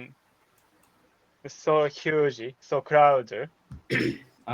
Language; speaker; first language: English; non-native, learner; Japanese